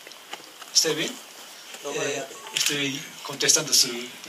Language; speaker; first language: Spanish; non-native, learner; Japanese